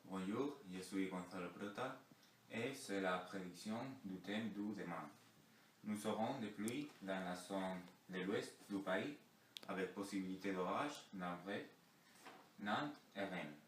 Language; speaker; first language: French; non-native, learner; Spanish